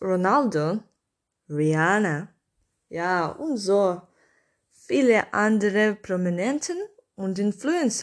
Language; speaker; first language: German; non-native, learner; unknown